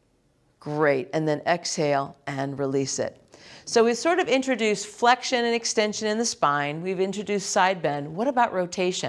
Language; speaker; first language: English; native; English